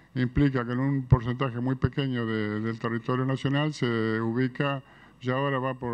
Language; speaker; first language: Spanish; native; Spanish